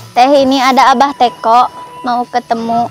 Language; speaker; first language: Indonesian; non-native, local second language; Sundanese